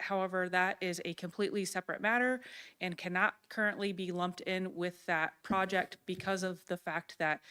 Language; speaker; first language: English; native; English